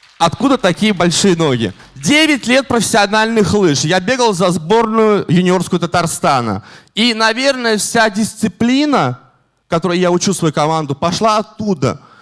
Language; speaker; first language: Russian; native; Russian